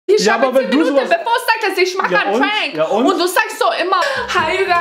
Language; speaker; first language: German; non-native, learner; English